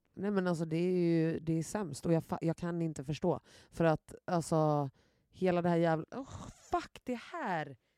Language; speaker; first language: Swedish; native; Swedish